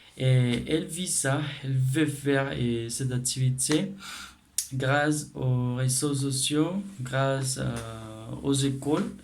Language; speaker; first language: French; non-native, learner; Spanish